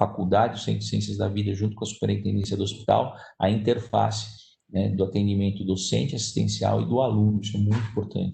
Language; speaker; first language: Portuguese; native; Portuguese